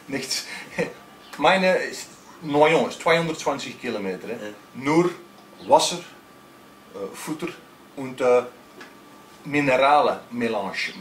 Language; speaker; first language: German; non-native, learner; Dutch